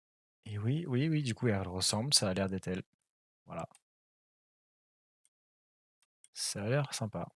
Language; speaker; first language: French; native; French